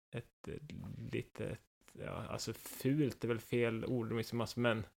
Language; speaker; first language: Swedish; native; Swedish